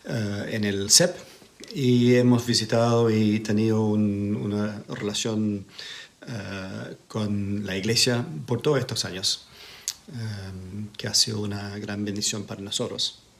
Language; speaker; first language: Spanish; non-native, fluent; English